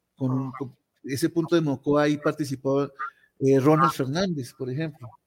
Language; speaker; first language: Spanish; native; Spanish